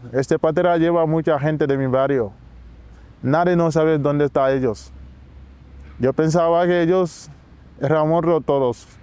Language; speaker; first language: Spanish; non-native, learner; Wolof